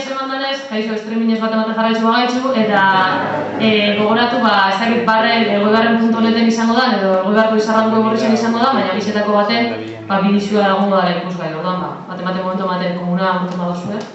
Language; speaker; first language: Basque; native; Basque